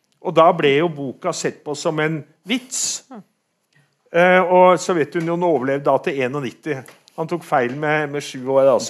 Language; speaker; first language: Norwegian; native; Norwegian